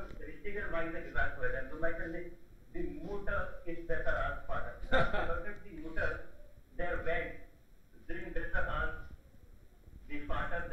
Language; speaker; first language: German; non-native, learner; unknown